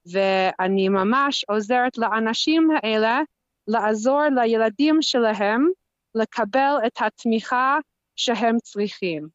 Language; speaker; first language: Hebrew; non-native, fluent; English